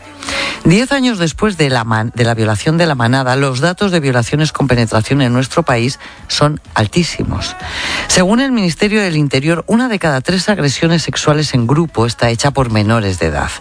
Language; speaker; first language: Spanish; native; Spanish